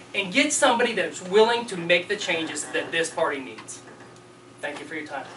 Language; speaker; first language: English; native; English